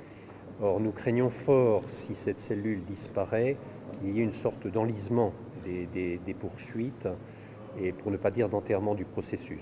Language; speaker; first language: French; native; French